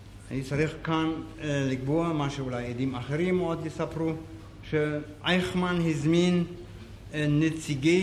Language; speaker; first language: Hebrew; non-native, fluent; German